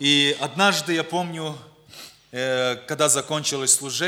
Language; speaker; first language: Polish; non-native, learner; Russian